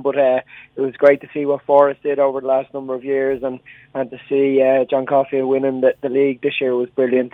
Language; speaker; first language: English; native; English